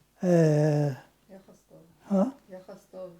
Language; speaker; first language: Hebrew; native; Hebrew